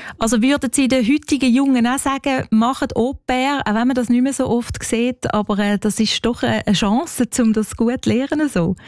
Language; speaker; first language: German; native; German